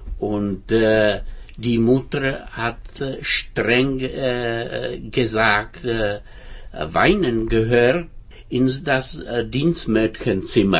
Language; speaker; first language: German; non-native, fluent; Czech